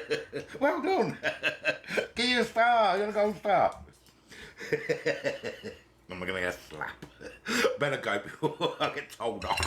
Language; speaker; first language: English; native; English